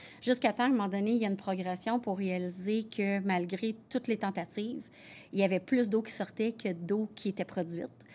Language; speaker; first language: French; native; French